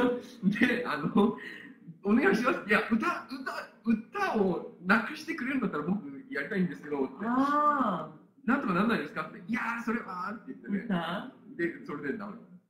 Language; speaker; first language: Japanese; native; Japanese